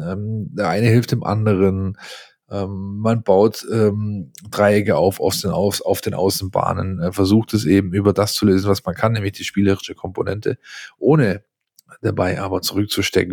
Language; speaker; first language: German; native; German